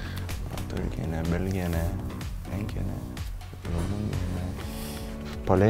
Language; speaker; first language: Lithuanian; native; Lithuanian